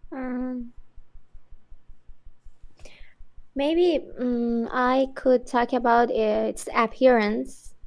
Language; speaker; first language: English; non-native, fluent; Persian